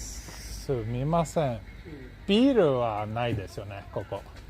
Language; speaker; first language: Japanese; non-native, fluent; Swedish